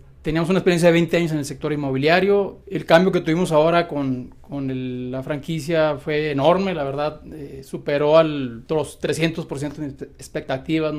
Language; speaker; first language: Spanish; native; Spanish